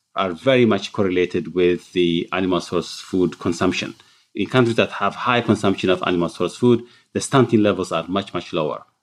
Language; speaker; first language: English; non-native, fluent; Tigrinya